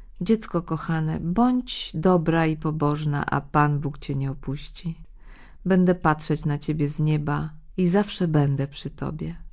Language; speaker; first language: Polish; native; Polish